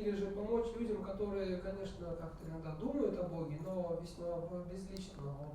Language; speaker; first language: Russian; native; Russian